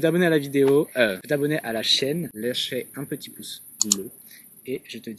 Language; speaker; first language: French; native; French